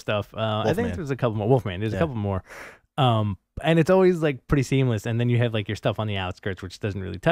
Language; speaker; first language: English; native; English